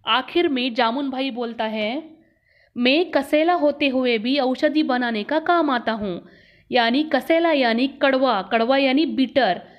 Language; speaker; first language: Hindi; non-native, local second language; Kannada